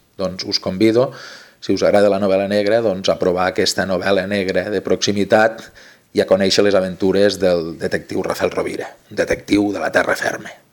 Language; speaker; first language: Catalan; native; Catalan